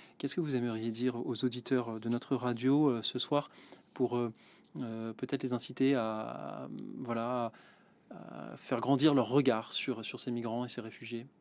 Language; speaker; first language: French; native; French